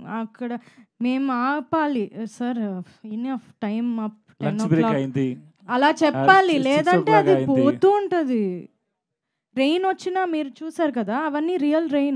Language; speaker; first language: Telugu; non-native, fluent; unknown